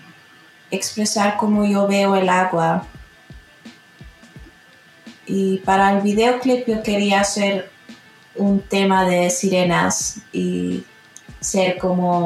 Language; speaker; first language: Spanish; early bilingual, heritage; Spanish